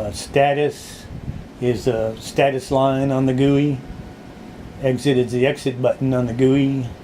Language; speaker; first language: English; native; English